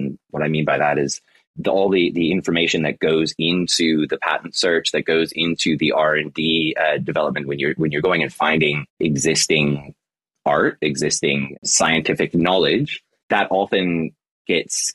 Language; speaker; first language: English; native; English